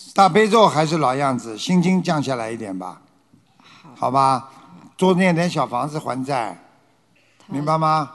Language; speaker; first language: Chinese; native; Chinese